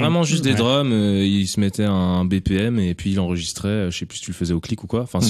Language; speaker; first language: French; native; French